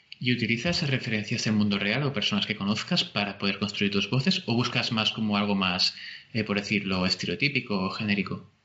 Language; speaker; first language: Spanish; native; Spanish